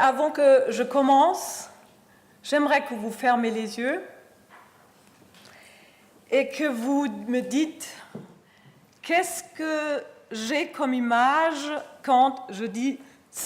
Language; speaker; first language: French; non-native, fluent; German